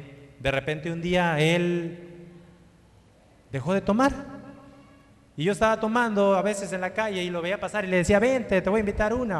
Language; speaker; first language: Spanish; native; Spanish